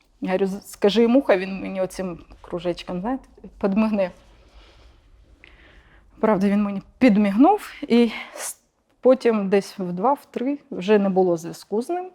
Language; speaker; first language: Ukrainian; non-native, local second language; Russian